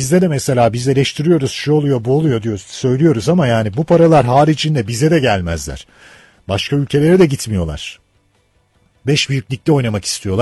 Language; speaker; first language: Turkish; native; Turkish